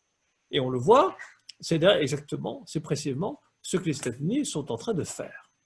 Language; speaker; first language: French; native; French